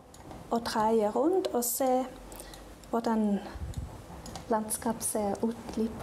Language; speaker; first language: Danish; non-native, local second language; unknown